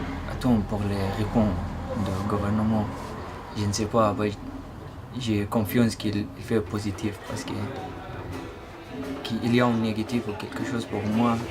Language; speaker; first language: French; non-native, learner; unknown